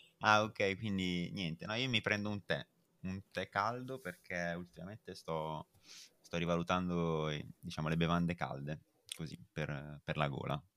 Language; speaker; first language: Italian; native; Italian